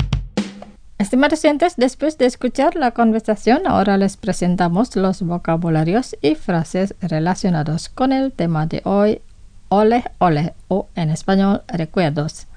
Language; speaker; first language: Spanish; non-native, fluent; Indonesian